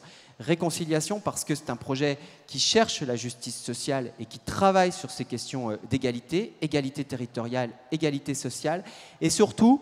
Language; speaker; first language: French; native; French